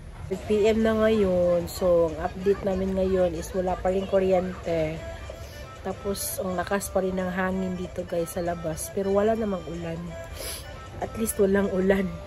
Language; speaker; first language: Filipino; non-native, local second language; Hiligaynon